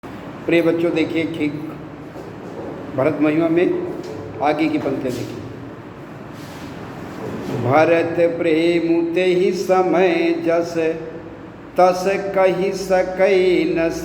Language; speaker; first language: Hindi; native; Hindi